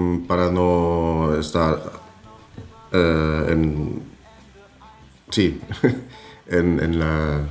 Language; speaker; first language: Spanish; non-native, fluent; German